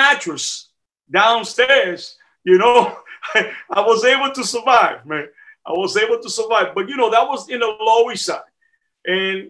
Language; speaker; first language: English; native; English